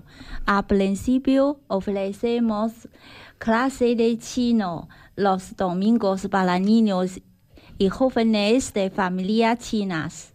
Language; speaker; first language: Spanish; non-native, learner; Chinese